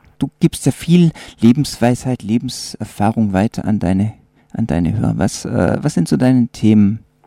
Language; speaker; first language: German; native; German